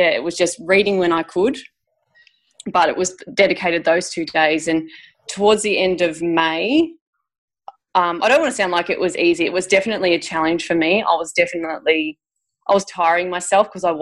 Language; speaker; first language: English; native; English